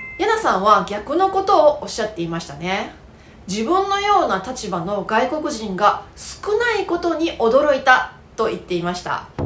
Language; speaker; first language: Japanese; native; Japanese